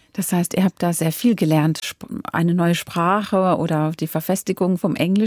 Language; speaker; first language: German; native; German